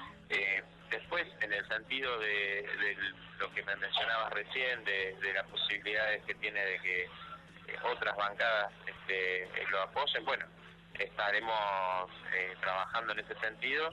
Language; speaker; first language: Spanish; native; Spanish